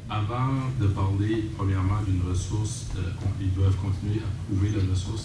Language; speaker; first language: French; native; French